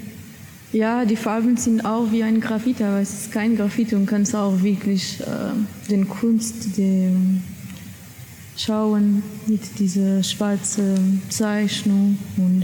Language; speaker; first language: German; non-native, learner; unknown